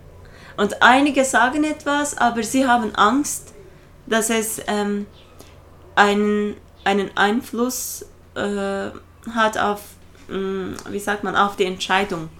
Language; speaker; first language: German; non-native, fluent; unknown